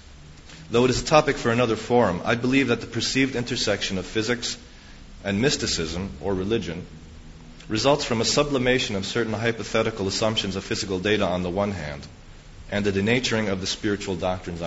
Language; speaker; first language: English; native; English